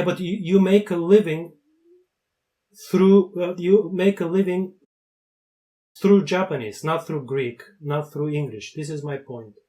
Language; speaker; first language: English; non-native, fluent; Bulgarian